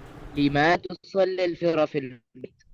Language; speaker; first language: Arabic; non-native, learner; Urdu